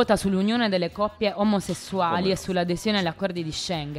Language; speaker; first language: Italian; native; Italian